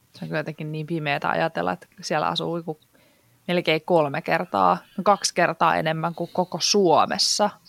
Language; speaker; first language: Finnish; native; Finnish